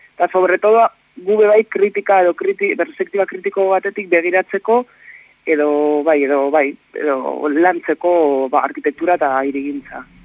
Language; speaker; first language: Basque; native; Basque